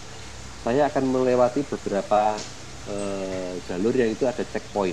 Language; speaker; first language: Indonesian; native; Indonesian